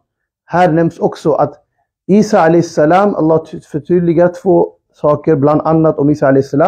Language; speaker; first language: Swedish; early bilingual, other home language; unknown